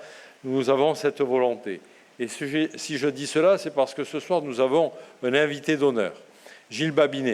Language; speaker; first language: French; native; French